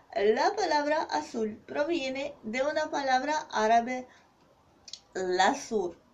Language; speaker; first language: Spanish; non-native, fluent; Russian